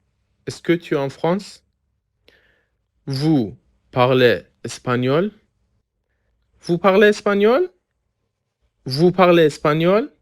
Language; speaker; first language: French; non-native, fluent; Persian